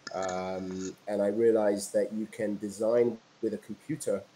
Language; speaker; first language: English; native; English